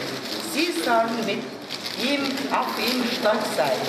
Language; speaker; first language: German; non-native, learner; Mongolian